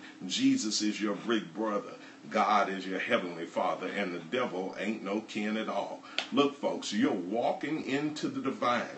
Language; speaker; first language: English; native; English